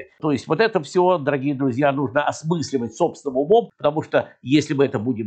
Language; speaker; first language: Russian; native; Russian